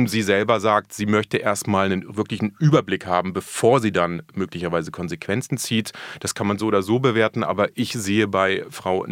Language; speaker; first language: German; native; German